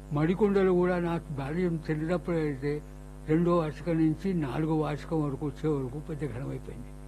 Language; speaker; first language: Telugu; non-native, local second language; Urdu